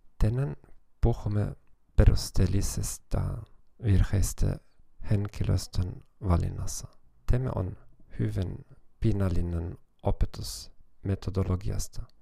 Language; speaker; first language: Finnish; non-native, learner; German